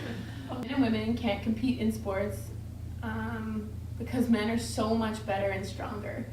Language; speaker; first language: English; native; English